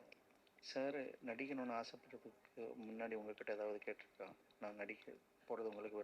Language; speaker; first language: Tamil; non-native, learner; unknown